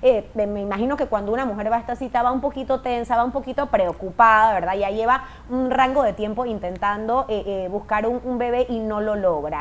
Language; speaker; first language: Spanish; native; Spanish